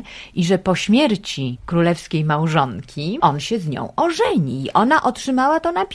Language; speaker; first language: Polish; native; Polish